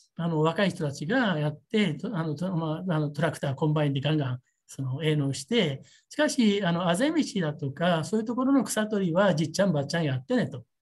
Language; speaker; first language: Japanese; native; Japanese